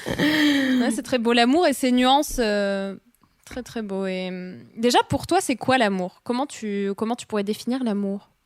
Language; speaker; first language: French; native; French